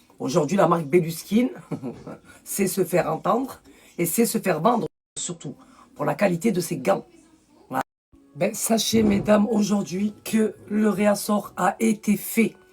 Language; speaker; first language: French; early bilingual, other home language; Arabic